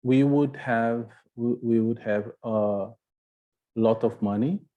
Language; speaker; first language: English; non-native, fluent; Portuguese